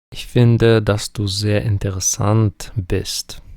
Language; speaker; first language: German; non-native, fluent; Ukrainian